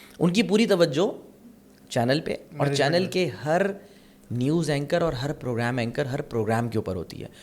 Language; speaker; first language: Urdu; native; Urdu